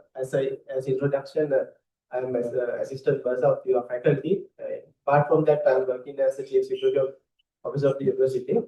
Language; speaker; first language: English; non-native, local second language; Sinhala